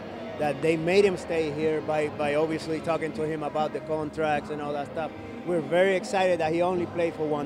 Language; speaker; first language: English; non-native, fluent; Spanish